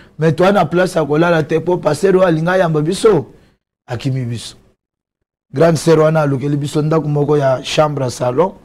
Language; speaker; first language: Lingala; non-native, local second language; Luba-Lulua